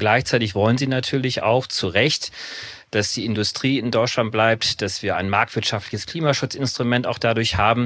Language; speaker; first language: German; native; German